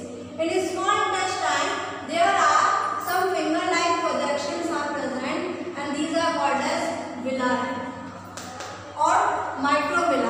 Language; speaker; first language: English; non-native, local second language; Hindi